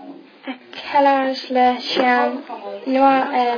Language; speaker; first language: French; non-native, learner; English